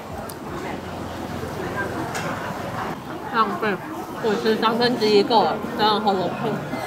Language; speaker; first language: Chinese; native; Chinese